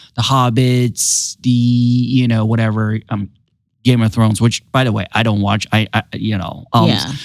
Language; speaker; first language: English; non-native, fluent; Chinese